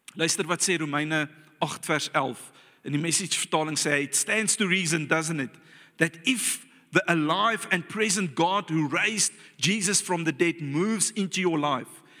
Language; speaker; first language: English; non-native, local second language; Afrikaans